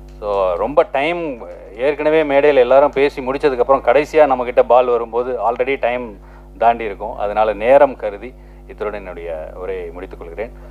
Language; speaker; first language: Tamil; native; Tamil